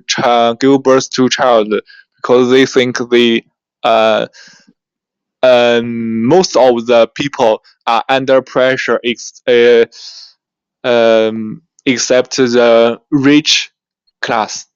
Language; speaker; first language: English; non-native, learner; Chinese